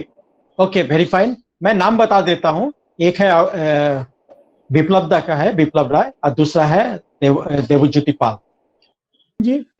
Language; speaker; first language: Hindi; native; Hindi